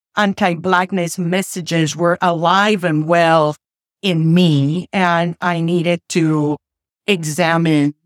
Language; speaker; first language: English; non-native, fluent; Spanish